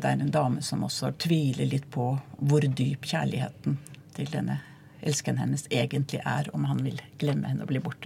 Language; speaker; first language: Norwegian; native; Norwegian